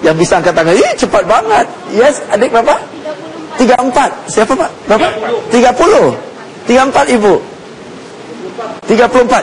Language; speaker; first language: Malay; non-native, local second language; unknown